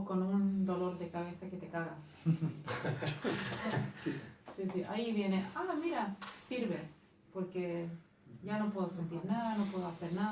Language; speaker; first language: Spanish; non-native, fluent; Swedish